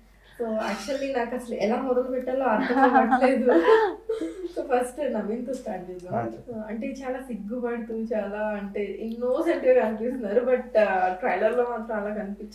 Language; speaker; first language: Telugu; native; Telugu